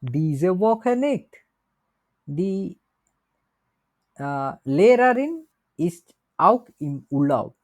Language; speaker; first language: German; non-native, learner; Bangla